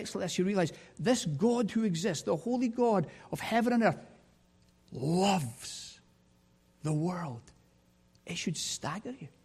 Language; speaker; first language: English; native; English